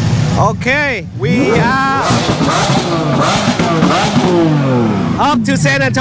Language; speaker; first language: English; non-native, fluent; Vietnamese